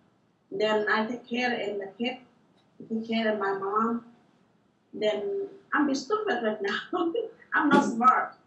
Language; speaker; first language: English; non-native, learner; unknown